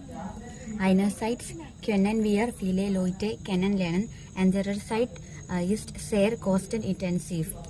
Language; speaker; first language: German; non-native, learner; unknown